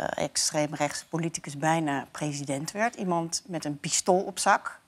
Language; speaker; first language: Dutch; native; Dutch